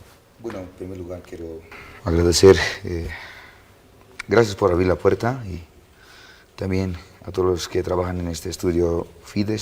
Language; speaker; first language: Spanish; non-native, local second language; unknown